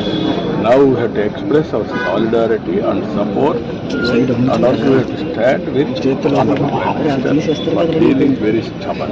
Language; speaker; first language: English; non-native, local second language; Telugu